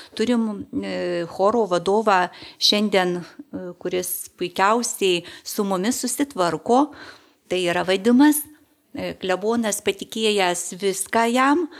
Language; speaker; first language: Lithuanian; native; Lithuanian